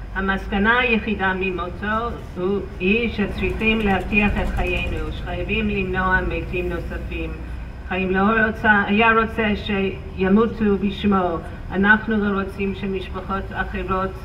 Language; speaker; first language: Hebrew; non-native, fluent; English